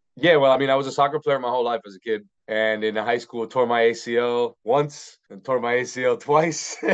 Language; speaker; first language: English; native; English